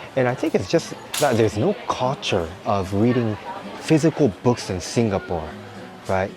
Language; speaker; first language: English; non-native, fluent; Japanese